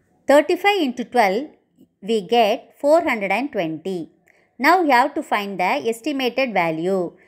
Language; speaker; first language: English; non-native, local second language; Tamil